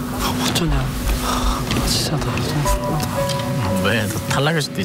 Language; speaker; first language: Korean; native; Korean